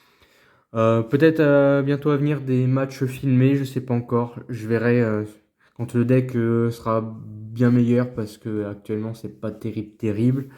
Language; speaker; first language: French; native; French